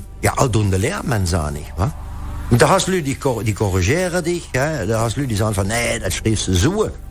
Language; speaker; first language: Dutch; native; Dutch